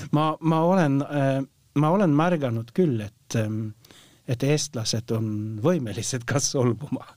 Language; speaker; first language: Estonian; non-native, fluent; Norwegian